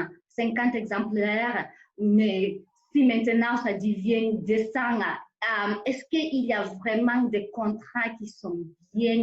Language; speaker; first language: French; non-native, fluent; English